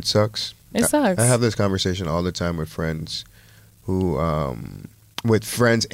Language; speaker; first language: English; native; English